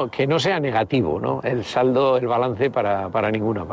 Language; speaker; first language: Spanish; native; Spanish